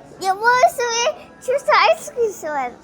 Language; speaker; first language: Ukrainian; early bilingual, heritage; Ukrainian